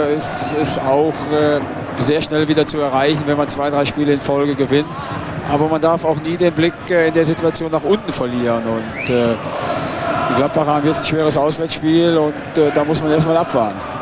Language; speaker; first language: German; native; German